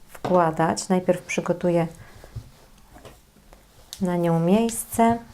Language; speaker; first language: Polish; native; Polish